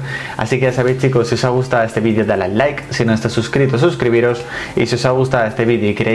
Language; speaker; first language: Spanish; native; Spanish